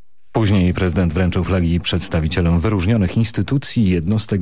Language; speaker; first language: Polish; native; Polish